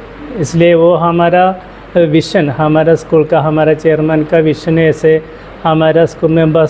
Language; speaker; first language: Hindi; non-native, local second language; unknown